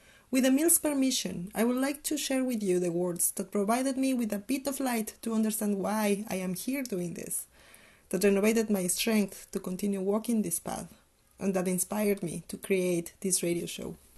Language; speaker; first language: English; non-native, fluent; Spanish